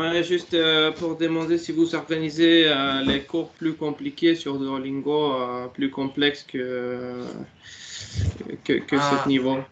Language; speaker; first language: French; non-native, learner; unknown